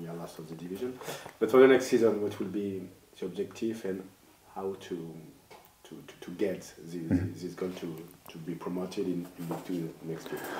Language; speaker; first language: English; non-native, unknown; French